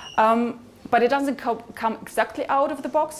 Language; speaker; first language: English; non-native, fluent; Hebrew